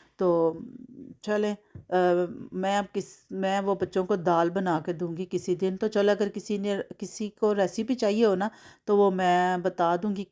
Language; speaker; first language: Urdu; non-native, local second language; Punjabi